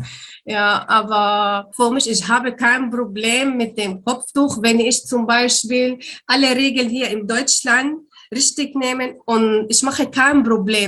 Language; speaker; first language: German; non-native, learner; Arabic